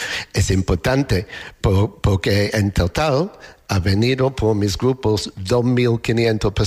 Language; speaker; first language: Spanish; non-native, learner; English